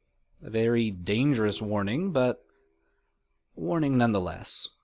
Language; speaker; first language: English; native; English